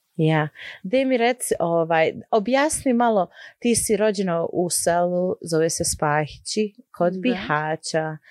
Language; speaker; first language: Croatian; early bilingual, heritage; Bosnian